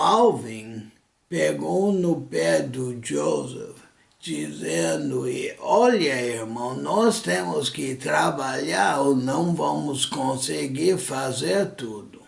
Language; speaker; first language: Portuguese; non-native, fluent; English